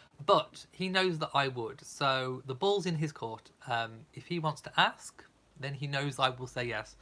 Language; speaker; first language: English; native; English